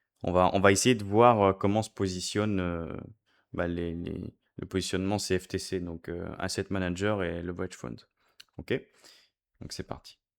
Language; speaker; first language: French; native; French